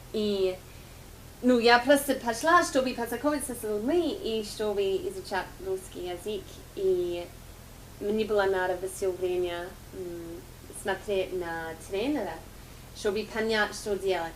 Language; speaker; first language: Russian; non-native, fluent; English